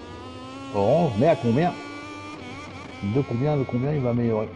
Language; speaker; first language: French; native; French